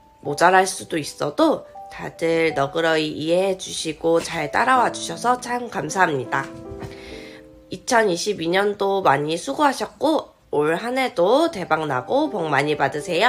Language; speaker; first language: Korean; native; Korean